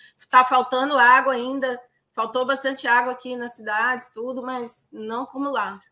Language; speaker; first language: Portuguese; native; Portuguese